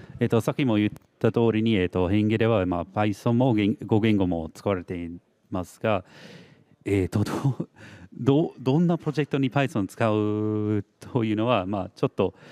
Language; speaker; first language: Japanese; non-native, fluent; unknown